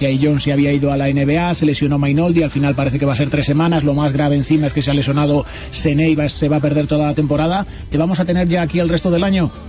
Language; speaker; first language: Spanish; native; Spanish